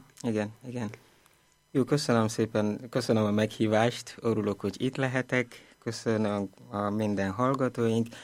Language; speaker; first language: Hungarian; non-native, learner; Igbo